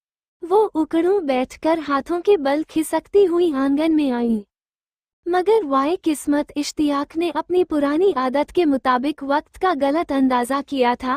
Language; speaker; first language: Hindi; native; Hindi